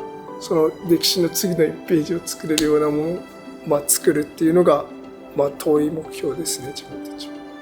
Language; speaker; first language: Japanese; native; Japanese